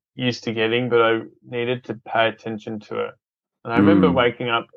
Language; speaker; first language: English; native; English